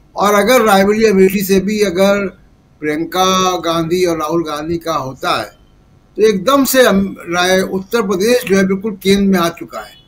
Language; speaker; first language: Hindi; native; Hindi